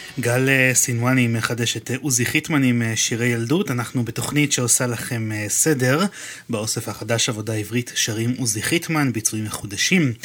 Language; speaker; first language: Hebrew; native; Hebrew